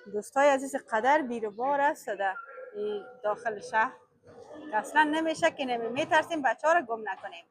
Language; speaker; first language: Persian; native; Persian